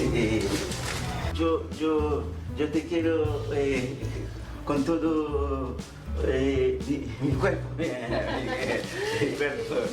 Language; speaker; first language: Spanish; non-native, learner; Haitian Creole